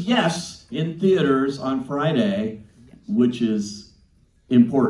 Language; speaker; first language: English; native; English